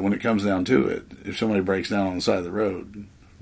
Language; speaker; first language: English; native; English